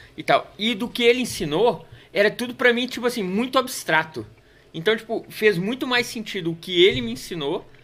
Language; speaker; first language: Portuguese; native; Portuguese